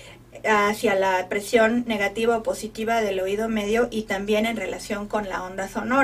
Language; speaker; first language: Spanish; native; Spanish